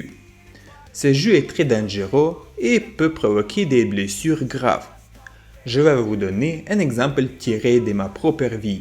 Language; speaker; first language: French; non-native, fluent; Russian